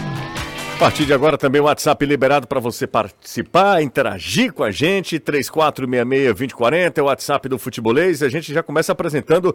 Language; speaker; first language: Portuguese; native; Portuguese